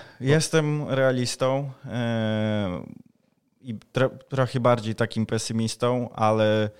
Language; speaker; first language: Polish; non-native, fluent; Ukrainian